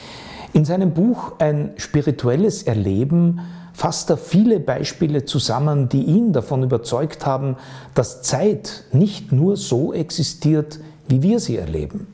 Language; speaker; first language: German; native; German